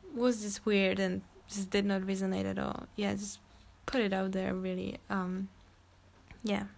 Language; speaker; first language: English; non-native, fluent; Czech